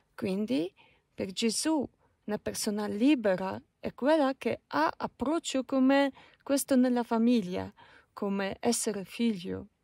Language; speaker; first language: Italian; non-native, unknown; Polish